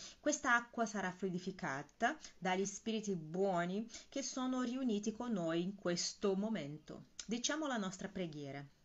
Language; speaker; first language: Italian; non-native, fluent; Portuguese